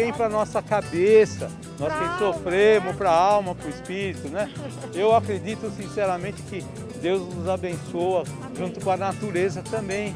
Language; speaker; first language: Portuguese; native; Portuguese